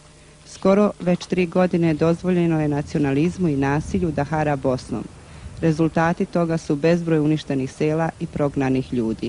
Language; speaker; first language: Bosnian; native; Bosnian